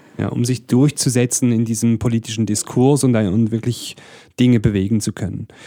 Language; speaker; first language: German; native; German